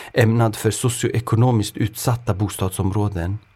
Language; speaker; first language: Swedish; native; Swedish